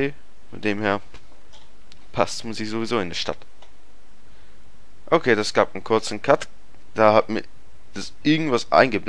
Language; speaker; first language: German; native; German